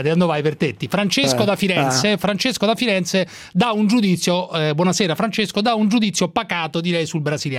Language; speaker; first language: Italian; native; Italian